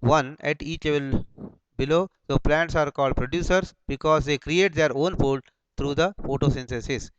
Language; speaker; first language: English; non-native, local second language; Kannada